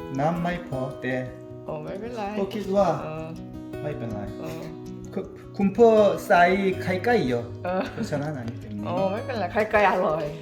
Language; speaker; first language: Thai; non-native, learner; Korean